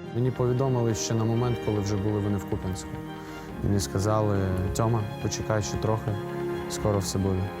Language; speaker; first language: Ukrainian; native; Ukrainian